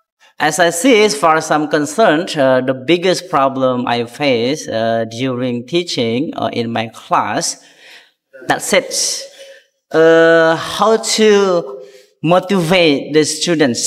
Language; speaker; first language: English; non-native, fluent; Indonesian